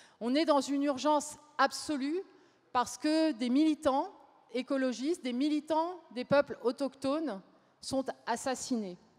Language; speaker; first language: French; native; French